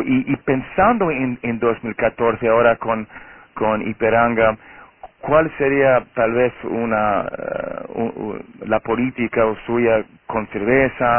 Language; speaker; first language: Spanish; non-native, fluent; Portuguese